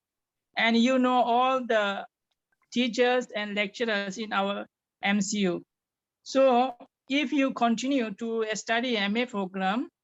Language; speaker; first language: English; non-native, fluent; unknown